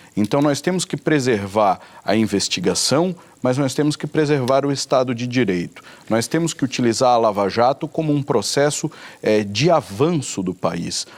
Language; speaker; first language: Portuguese; native; Portuguese